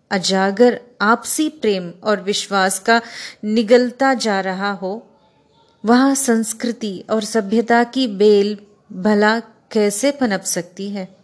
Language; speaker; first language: Hindi; non-native, local second language; Kannada